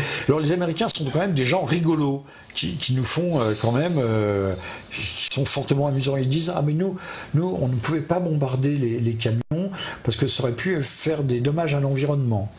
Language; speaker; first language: French; native; French